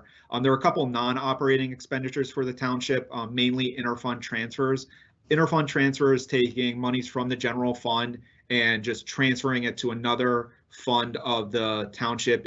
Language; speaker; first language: English; native; English